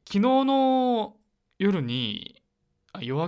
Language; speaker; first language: Japanese; non-native, learner; Korean